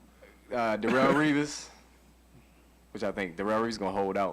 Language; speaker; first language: English; native; English